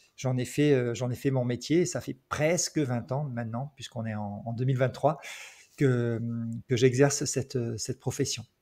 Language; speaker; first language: French; native; French